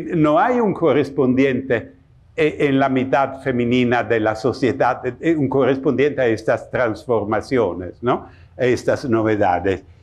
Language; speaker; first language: Spanish; non-native, fluent; Italian